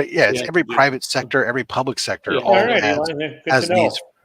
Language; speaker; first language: English; native; English